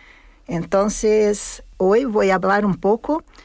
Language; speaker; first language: Spanish; non-native, fluent; Portuguese